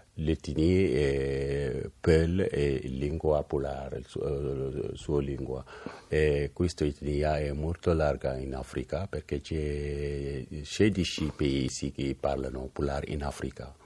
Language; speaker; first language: Italian; non-native, learner; Fula